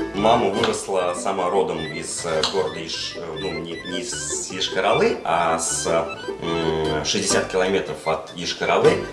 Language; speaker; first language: Russian; native; Russian